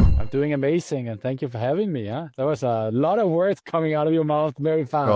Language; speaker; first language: English; non-native, fluent; Danish